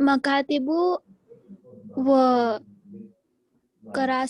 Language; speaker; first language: Arabic; non-native, learner; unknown